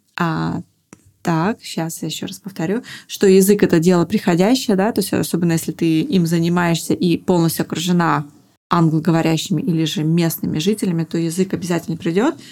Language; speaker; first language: Russian; native; Russian